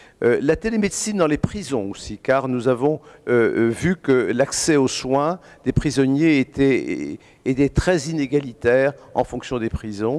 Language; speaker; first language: French; native; French